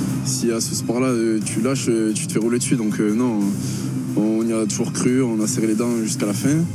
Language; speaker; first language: French; native; French